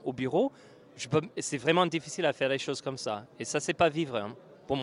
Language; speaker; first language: French; non-native, fluent; English